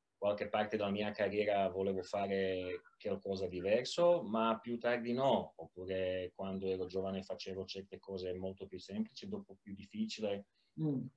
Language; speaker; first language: Italian; non-native, learner; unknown